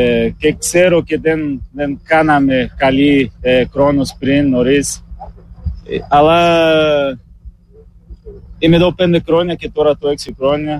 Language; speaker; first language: Greek; non-native, learner; Portuguese